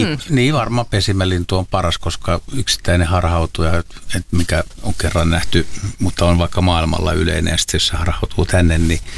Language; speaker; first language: Finnish; native; Finnish